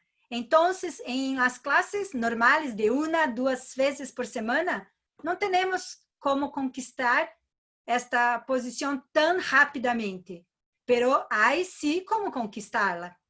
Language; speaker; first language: Spanish; non-native, learner; Portuguese